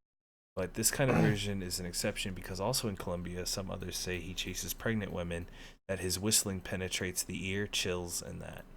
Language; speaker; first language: English; native; English